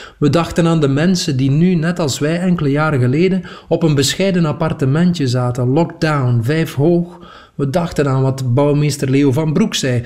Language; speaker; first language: Dutch; native; Dutch